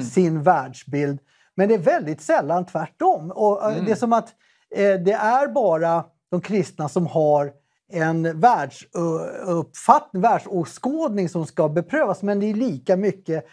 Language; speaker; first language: Swedish; native; Swedish